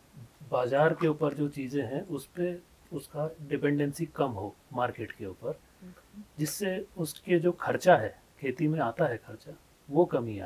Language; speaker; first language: Hindi; native; Hindi